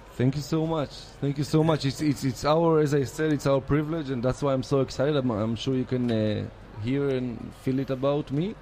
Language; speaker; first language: English; non-native, fluent; Hebrew